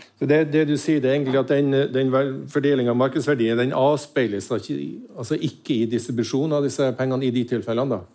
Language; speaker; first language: Norwegian; native; Norwegian